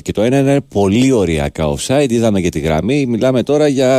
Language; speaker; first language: Greek; native; Greek